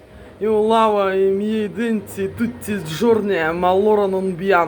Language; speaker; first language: Italian; non-native, learner; Russian